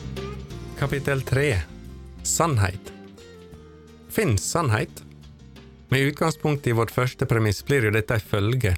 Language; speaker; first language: Norwegian; native; Norwegian